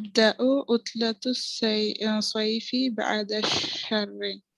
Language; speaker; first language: Arabic; non-native, learner; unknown